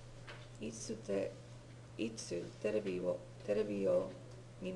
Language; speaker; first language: Japanese; non-native, learner; English